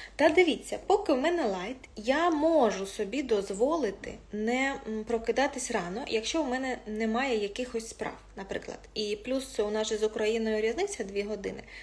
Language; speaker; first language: Ukrainian; non-native, local second language; Russian